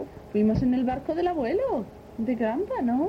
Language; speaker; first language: Spanish; native; Spanish